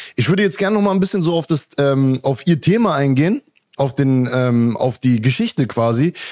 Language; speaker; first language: German; native; German